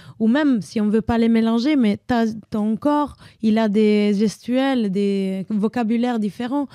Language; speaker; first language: French; non-native, fluent; Italian